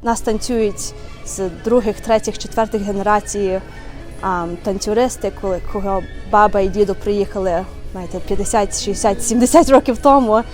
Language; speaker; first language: Ukrainian; early bilingual, heritage; Ukrainian